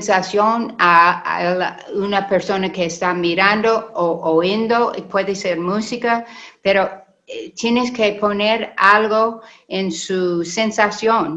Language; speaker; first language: Spanish; non-native, learner; English